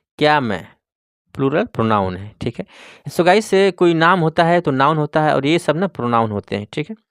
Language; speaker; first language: Hindi; native; Hindi